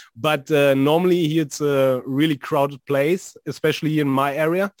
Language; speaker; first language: English; non-native, fluent; German